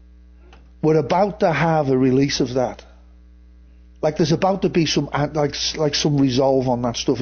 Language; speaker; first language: English; native; English